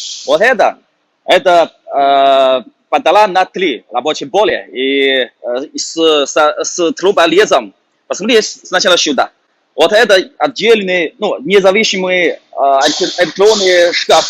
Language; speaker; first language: Russian; non-native, fluent; Chinese